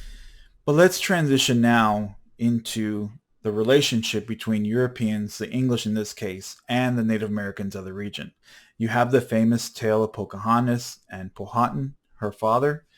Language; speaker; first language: English; native; English